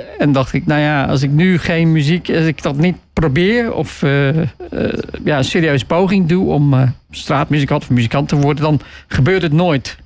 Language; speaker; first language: Dutch; non-native, fluent; English